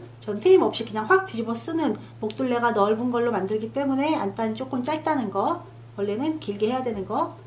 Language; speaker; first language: Korean; native; Korean